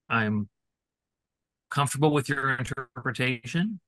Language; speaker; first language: English; native; English